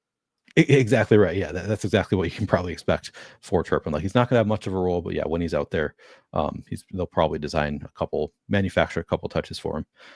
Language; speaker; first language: English; native; English